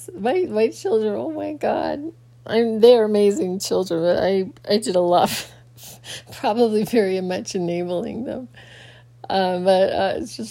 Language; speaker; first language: English; native; English